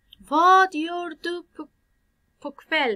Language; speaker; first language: Swedish; non-native, fluent; Persian